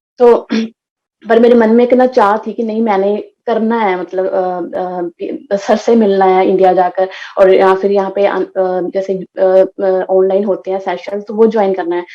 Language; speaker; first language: Hindi; non-native, local second language; Punjabi